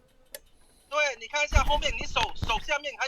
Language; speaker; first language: Chinese; native; Chinese